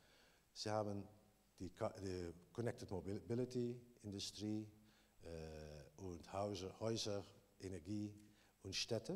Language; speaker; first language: German; non-native, learner; Dutch